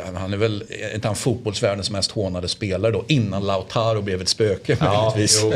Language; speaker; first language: Swedish; native; Swedish